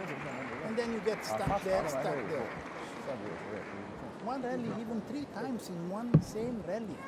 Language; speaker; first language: English; non-native, fluent; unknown